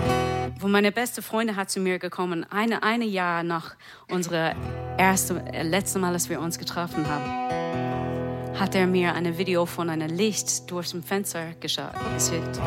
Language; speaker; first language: German; non-native, fluent; English